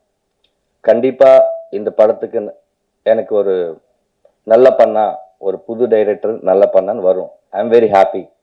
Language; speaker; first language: Tamil; non-native, learner; Telugu